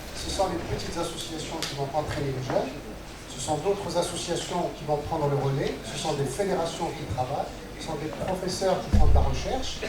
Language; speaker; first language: French; non-native, local second language; Arabic